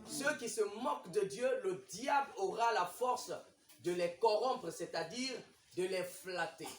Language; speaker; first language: French; non-native, local second language; Lingala